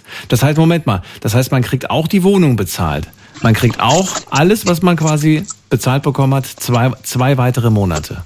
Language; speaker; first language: German; native; German